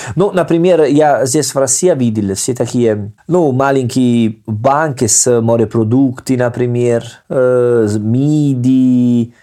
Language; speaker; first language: Russian; non-native, fluent; Italian